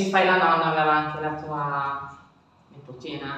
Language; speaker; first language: Italian; native; Italian